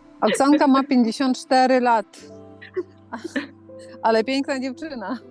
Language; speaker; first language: Polish; non-native, fluent; Ukrainian